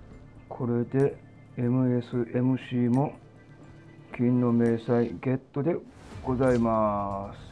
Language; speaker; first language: Japanese; native; Japanese